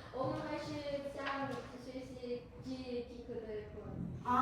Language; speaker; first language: Chinese; non-native, learner; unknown